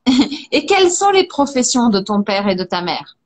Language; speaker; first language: French; non-native, fluent; Portuguese